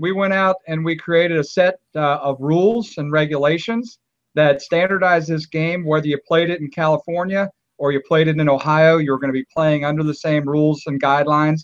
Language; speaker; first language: English; native; English